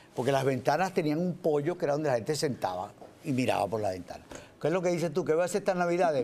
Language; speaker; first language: Spanish; native; Spanish